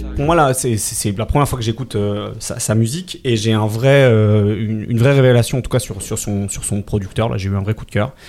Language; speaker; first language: French; native; French